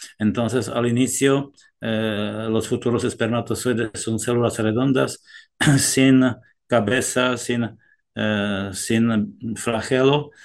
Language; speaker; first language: Spanish; non-native, fluent; Czech